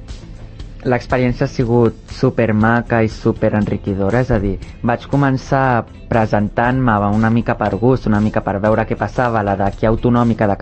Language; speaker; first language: Catalan; native; Catalan